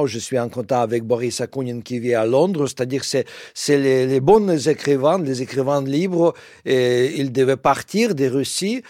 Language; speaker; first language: French; non-native, fluent; Russian